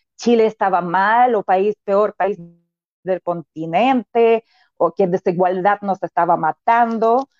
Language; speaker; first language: Spanish; non-native, fluent; Russian